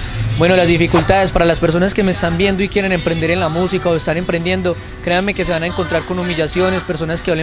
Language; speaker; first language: Spanish; native; Spanish